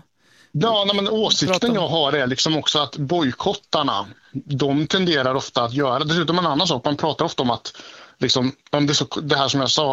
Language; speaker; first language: Swedish; native; Swedish